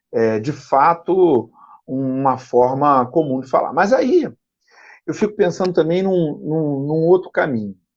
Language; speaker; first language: Portuguese; native; Portuguese